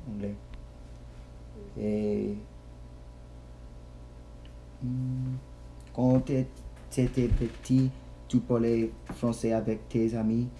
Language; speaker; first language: French; non-native, learner; English